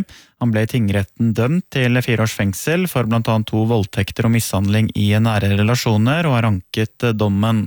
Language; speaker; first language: Norwegian; native; Norwegian